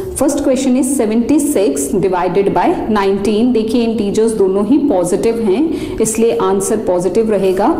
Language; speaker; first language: Hindi; non-native, local second language; Punjabi